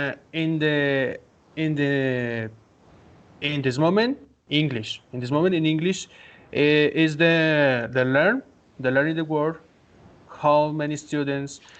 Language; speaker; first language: English; non-native, learner; Spanish